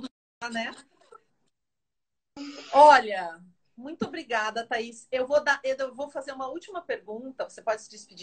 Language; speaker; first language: Portuguese; native; Portuguese